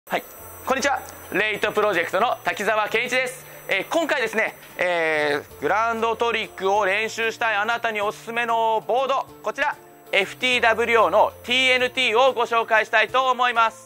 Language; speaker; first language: Japanese; native; Japanese